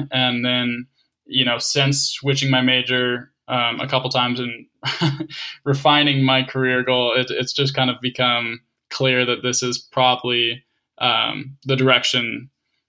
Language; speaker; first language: English; native; English